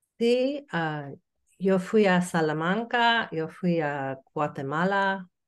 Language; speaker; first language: Spanish; non-native, learner; English